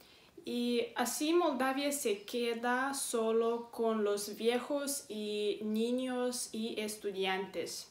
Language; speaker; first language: Spanish; non-native, fluent; Romanian